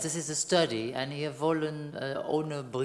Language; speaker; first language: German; non-native, learner; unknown